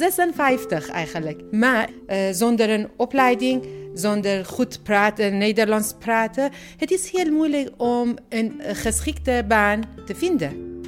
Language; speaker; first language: Dutch; non-native, learner; Persian